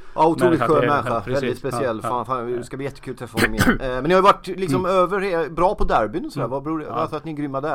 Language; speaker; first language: Swedish; native; Swedish